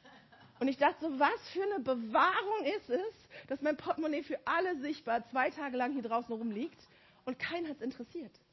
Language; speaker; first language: German; native; German